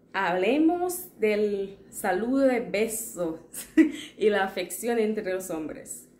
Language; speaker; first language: Spanish; non-native, fluent; English